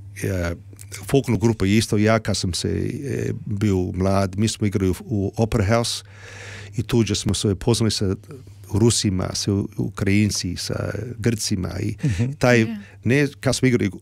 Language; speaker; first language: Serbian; early bilingual, heritage; Croatian